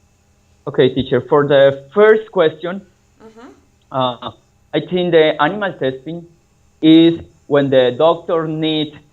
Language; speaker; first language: English; non-native, learner; Spanish